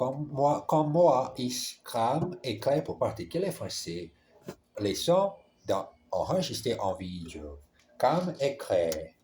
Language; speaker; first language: French; non-native, learner; Portuguese